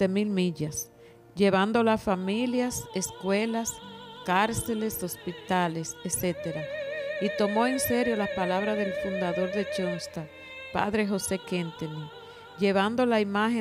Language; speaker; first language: Spanish; native; Spanish